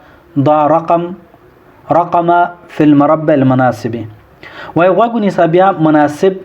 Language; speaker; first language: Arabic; non-native, fluent; Pashto